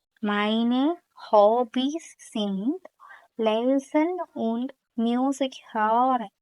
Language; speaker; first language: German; non-native, learner; Malayalam